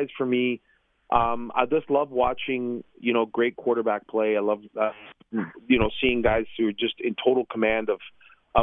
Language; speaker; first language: English; native; English